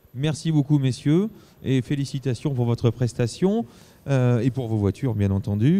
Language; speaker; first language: French; native; French